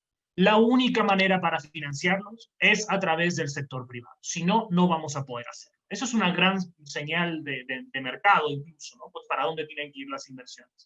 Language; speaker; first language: Spanish; native; Spanish